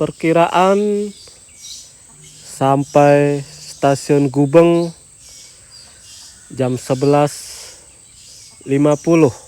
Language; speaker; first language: Indonesian; non-native, fluent; Japanese